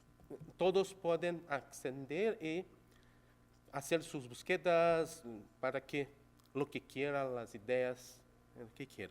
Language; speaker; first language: Spanish; non-native, local second language; Portuguese